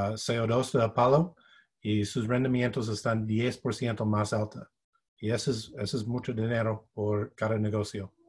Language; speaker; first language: Spanish; non-native, fluent; English